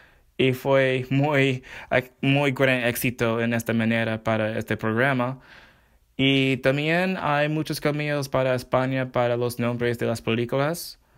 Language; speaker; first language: Spanish; non-native, learner; English